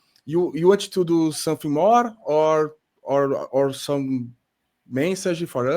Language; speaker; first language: English; non-native, learner; Portuguese